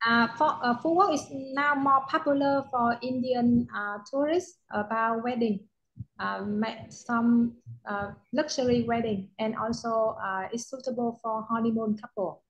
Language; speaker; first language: English; non-native, learner; Vietnamese